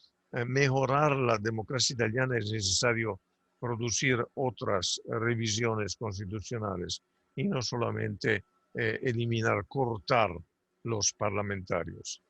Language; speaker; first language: Spanish; non-native, fluent; Italian